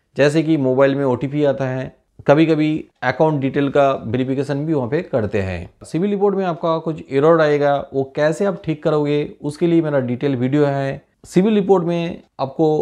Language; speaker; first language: Hindi; non-native, local second language; Bangla